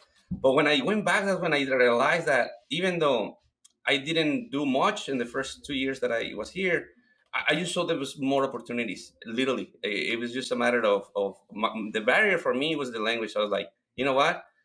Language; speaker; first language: English; non-native, fluent; Spanish